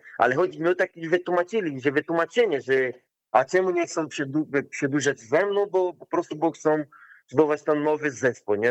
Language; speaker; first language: Polish; non-native, learner; Portuguese